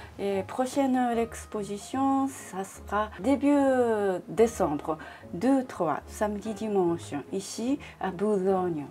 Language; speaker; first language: French; non-native, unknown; Japanese